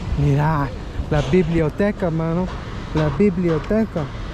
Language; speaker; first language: Spanish; non-native, learner; English